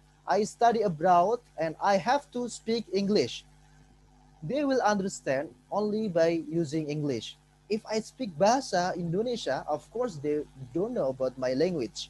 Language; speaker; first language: English; non-native, fluent; Indonesian